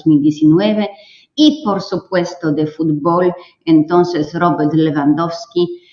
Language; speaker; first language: Spanish; non-native, fluent; Polish